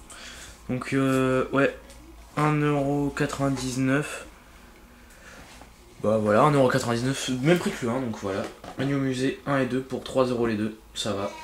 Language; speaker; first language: French; native; French